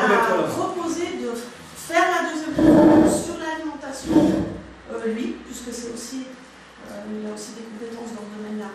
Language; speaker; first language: French; native; French